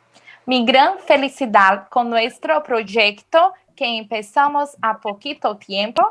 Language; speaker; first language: Spanish; non-native, fluent; Portuguese